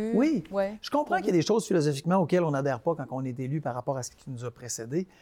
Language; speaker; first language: French; native; French